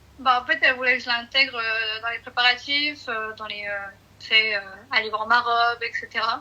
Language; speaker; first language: French; early bilingual, other home language; Portuguese